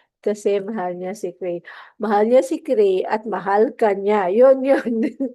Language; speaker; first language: Filipino; non-native, local second language; Cebuano